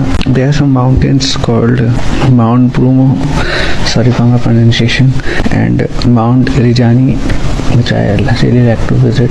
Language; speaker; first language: English; non-native, local second language; Hindi